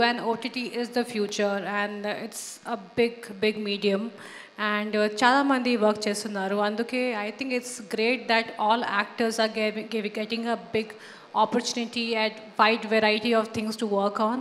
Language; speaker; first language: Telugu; non-native, fluent; Hindi